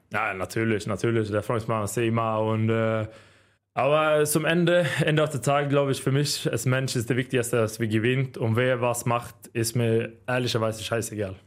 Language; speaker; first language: German; non-native, learner; Swedish